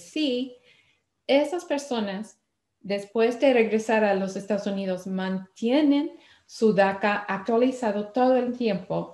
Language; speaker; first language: Spanish; non-native, fluent; English